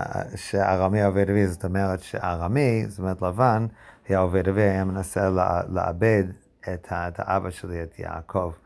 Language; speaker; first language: Hebrew; non-native, fluent; English